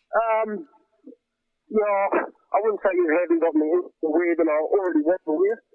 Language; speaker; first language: English; native; English